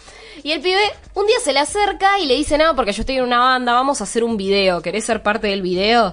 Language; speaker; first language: Spanish; native; Spanish